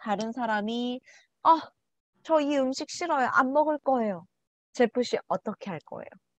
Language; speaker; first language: Korean; non-native, learner; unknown